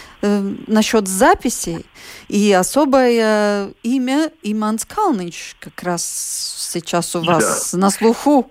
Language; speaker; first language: Russian; native; Russian